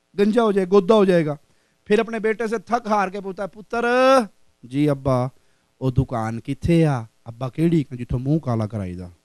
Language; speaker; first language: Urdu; non-native, local second language; Punjabi